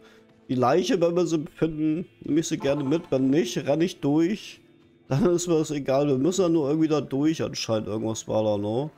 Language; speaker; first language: German; native; German